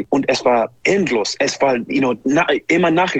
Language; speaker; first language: German; non-native, learner; English